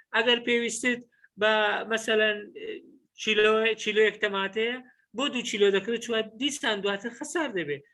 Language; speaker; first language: Central Kurdish; native; Central Kurdish